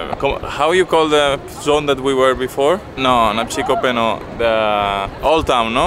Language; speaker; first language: English; non-native, learner; Spanish